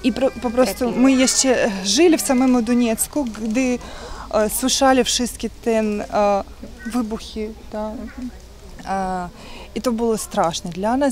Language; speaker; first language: Polish; non-native, learner; Ukrainian